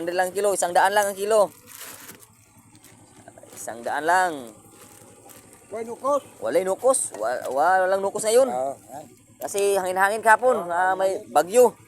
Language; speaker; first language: Filipino; non-native, local second language; Cebuano